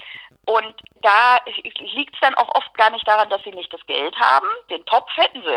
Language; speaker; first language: German; native; German